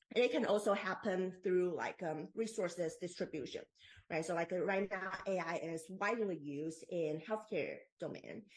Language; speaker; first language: English; non-native, fluent; Chinese